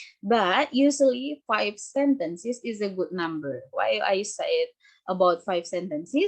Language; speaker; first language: English; non-native, fluent; Indonesian